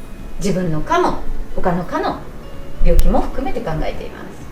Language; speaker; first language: Japanese; native; Japanese